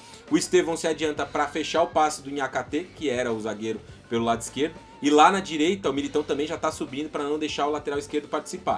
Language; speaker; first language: Portuguese; native; Portuguese